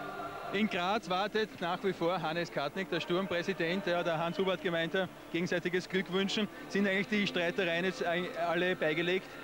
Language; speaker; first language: German; native; German